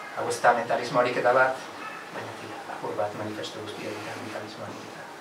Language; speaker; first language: Basque; native; Basque